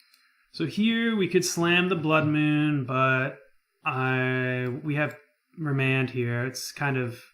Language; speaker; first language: English; native; English